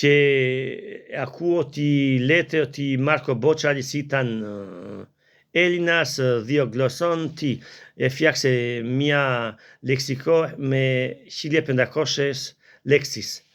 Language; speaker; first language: Greek; non-native, learner; Albanian